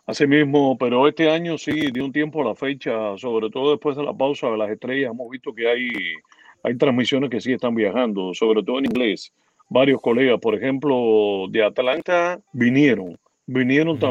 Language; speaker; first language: Spanish; native; Spanish